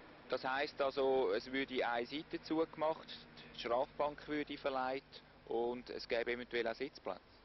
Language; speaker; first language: German; native; German